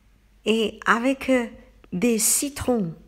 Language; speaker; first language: French; non-native, learner; Chinese